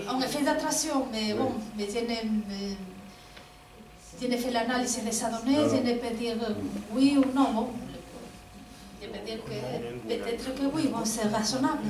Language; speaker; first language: French; non-native, fluent; Spanish